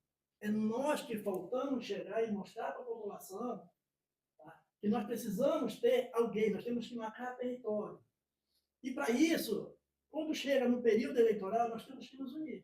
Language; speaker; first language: Portuguese; native; Portuguese